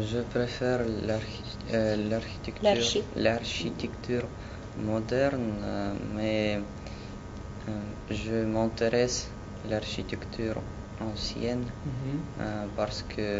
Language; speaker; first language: French; non-native, learner; Russian